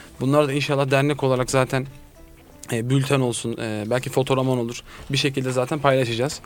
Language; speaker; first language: Turkish; native; Turkish